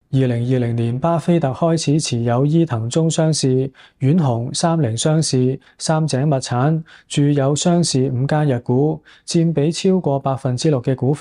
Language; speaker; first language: Cantonese; native; Cantonese